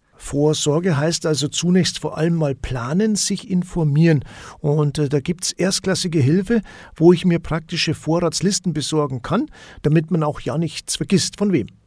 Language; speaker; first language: German; native; German